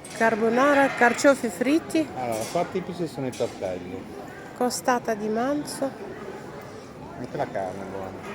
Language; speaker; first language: Italian; non-native, learner; Ukrainian